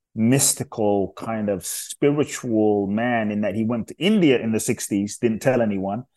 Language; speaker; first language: English; native; English